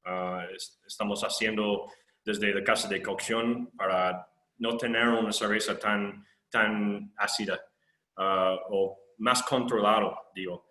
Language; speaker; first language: Spanish; non-native, fluent; English